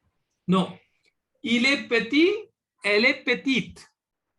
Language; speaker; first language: French; non-native, fluent; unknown